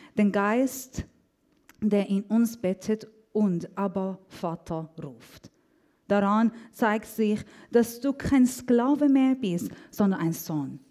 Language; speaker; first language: German; non-native, fluent; Persian